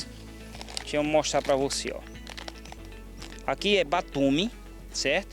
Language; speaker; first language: Portuguese; native; Portuguese